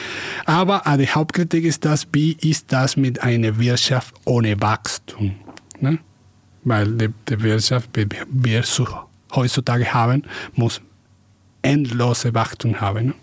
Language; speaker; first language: German; non-native, fluent; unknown